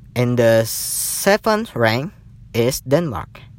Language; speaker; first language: English; non-native, learner; Indonesian